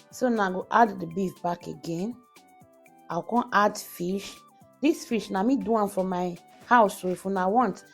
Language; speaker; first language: Nigerian Pidgin; non-native, local second language; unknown